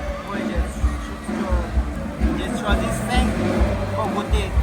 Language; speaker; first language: French; non-native, fluent; Thai